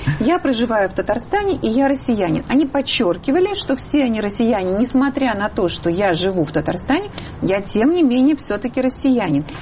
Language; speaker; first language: Russian; native; Russian